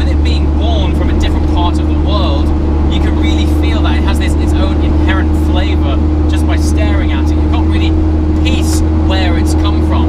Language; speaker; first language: English; native; English